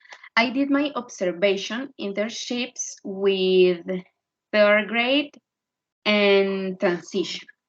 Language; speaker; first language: English; non-native, learner; Spanish